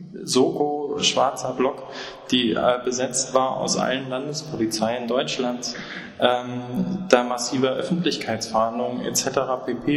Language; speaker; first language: German; native; German